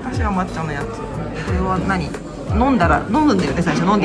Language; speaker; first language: Japanese; native; Japanese